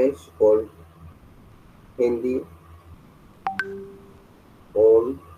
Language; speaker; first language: German; non-native, fluent; Hindi